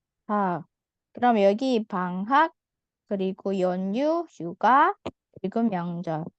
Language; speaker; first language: Korean; non-native, fluent; Indonesian